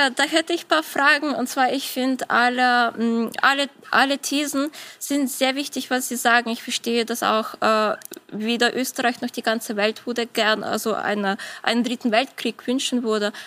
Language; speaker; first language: German; non-native, fluent; Ukrainian